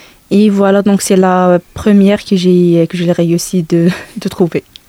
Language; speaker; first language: French; non-native, local second language; Arabic